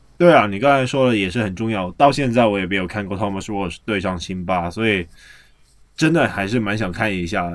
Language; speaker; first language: Chinese; native; Chinese